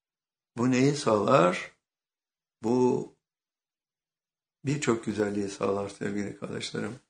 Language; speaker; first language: Turkish; native; Turkish